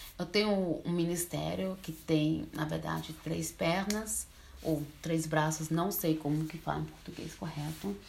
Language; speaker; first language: Portuguese; early bilingual, heritage; Portuguese